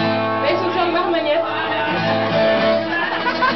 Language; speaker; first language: German; native; German